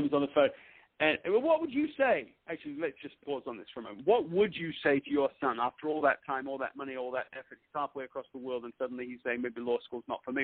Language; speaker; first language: English; native; English